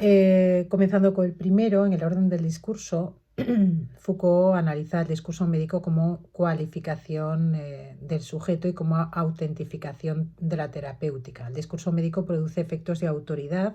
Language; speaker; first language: Spanish; native; Spanish